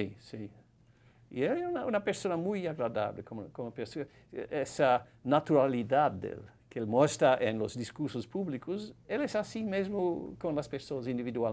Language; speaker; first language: Spanish; non-native, fluent; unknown